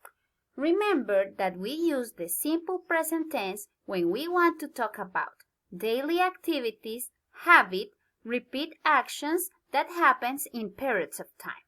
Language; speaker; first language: English; non-native, learner; Spanish